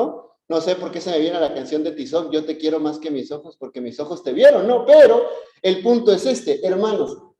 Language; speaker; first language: Spanish; native; Spanish